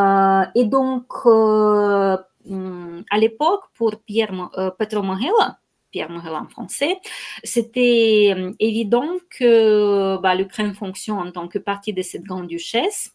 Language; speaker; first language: French; non-native, fluent; Ukrainian